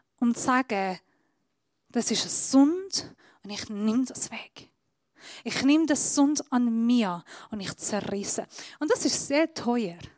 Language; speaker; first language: German; non-native, fluent; Persian